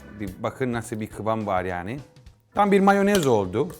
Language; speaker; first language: Turkish; non-native, fluent; Italian